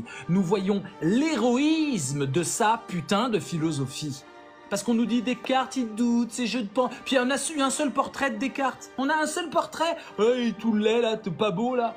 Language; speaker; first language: French; native; French